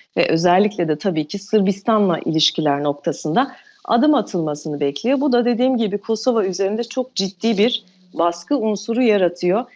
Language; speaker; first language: Turkish; non-native, local second language; Albanian